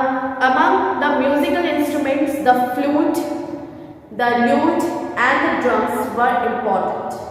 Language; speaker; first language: English; non-native, local second language; Hindi